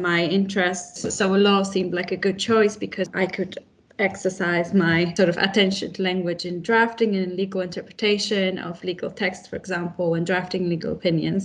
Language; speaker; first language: English; non-native, fluent; Polish